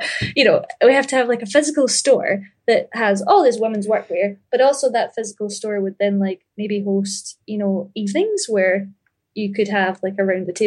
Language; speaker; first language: English; native; English